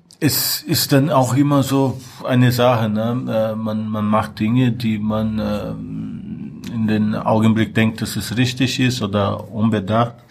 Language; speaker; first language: German; non-native, fluent; Portuguese